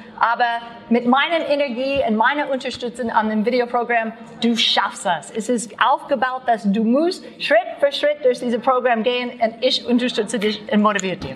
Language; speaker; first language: German; non-native, learner; English